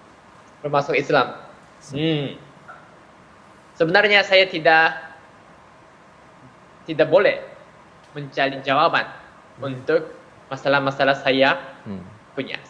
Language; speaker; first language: Indonesian; non-native, fluent; Japanese